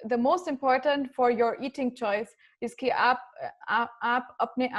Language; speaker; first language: Hindi; early bilingual, other home language; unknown